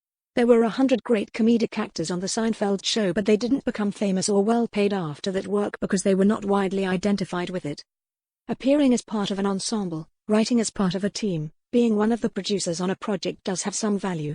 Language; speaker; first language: English; native; English